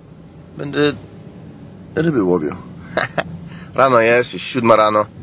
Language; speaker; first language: Polish; early bilingual, heritage; Polish